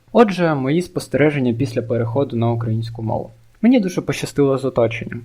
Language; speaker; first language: Ukrainian; non-native, local second language; Russian